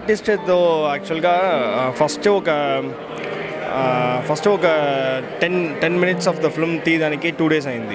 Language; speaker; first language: Telugu; non-native, learner; Tamil